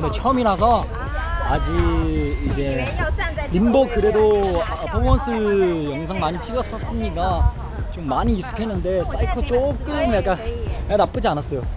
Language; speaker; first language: Korean; non-native, fluent; Chinese